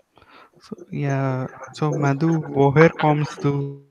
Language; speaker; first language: German; non-native, learner; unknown